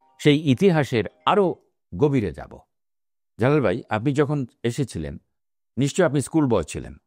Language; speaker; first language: Bangla; native; Bangla